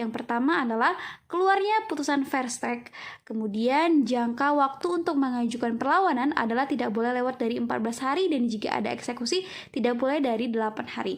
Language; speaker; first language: Indonesian; native; Indonesian